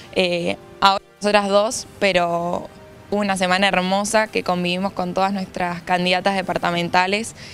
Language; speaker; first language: Spanish; native; Spanish